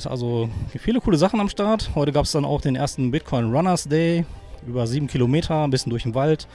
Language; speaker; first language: German; native; German